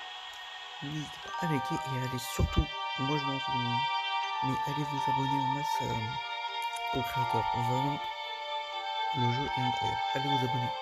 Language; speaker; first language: French; native; French